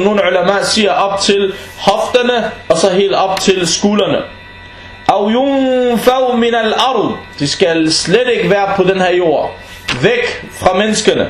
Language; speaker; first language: Danish; early bilingual, other home language; Arabic